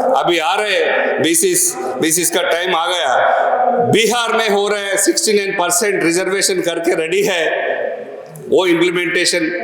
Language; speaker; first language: Hindi; non-native, local second language; Telugu